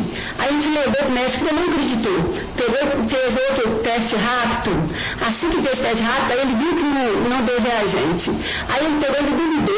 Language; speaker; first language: Portuguese; native; Portuguese